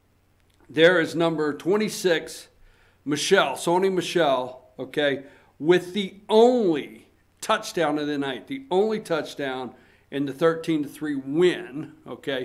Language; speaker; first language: English; native; English